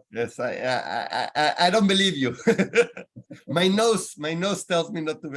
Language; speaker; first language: English; non-native, fluent; Spanish